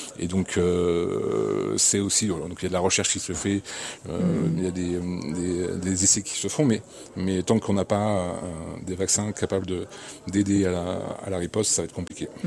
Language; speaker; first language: French; native; French